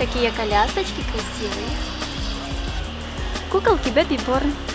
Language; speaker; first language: Russian; native; Russian